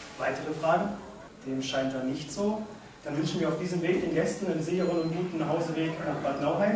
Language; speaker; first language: German; native; German